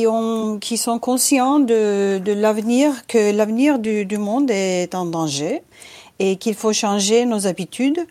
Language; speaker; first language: French; non-native, fluent; Turkish